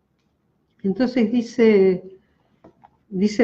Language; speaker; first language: Spanish; native; Spanish